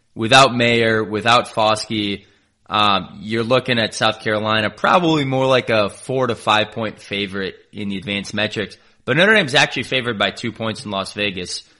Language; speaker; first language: English; native; English